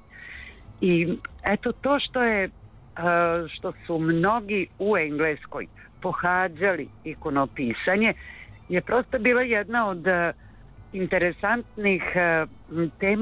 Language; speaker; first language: Serbian; native; Serbian